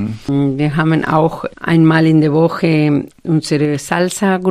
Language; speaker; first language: German; non-native, fluent; Spanish